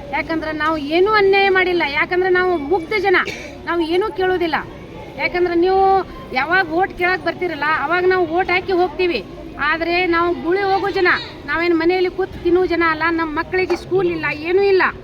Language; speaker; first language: Kannada; non-native, local second language; Lambadi